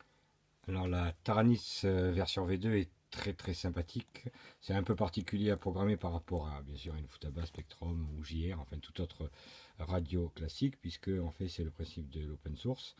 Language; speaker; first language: French; native; French